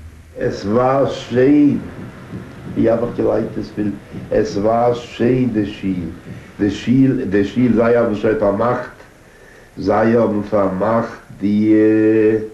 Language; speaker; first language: German; non-native, learner; Polish